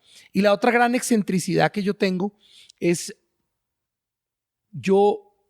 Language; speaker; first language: Spanish; native; Spanish